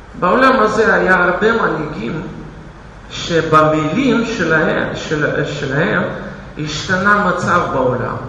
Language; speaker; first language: Hebrew; non-native, fluent; Russian